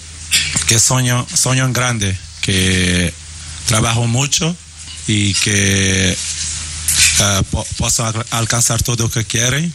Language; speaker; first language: Spanish; non-native, learner; Portuguese